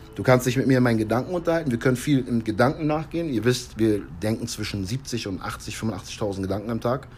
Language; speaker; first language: German; early bilingual, heritage; English